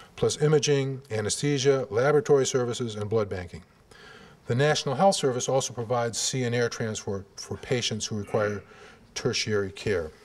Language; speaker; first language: English; native; English